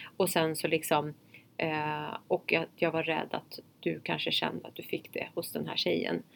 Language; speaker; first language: Swedish; early bilingual, other home language; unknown